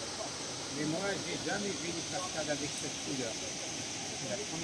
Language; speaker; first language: French; non-native, local second language; Arabic